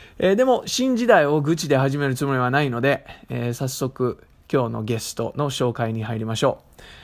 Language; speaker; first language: Japanese; non-native, fluent; English